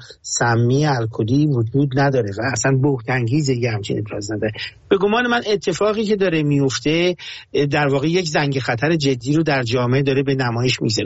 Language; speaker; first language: Persian; native; Persian